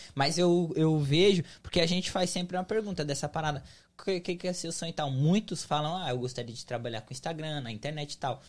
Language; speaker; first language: Portuguese; native; Portuguese